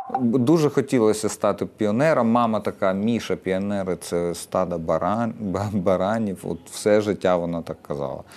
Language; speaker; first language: Ukrainian; non-native, local second language; Russian